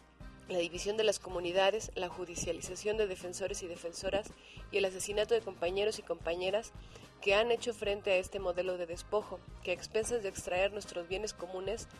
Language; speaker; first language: Spanish; native; Spanish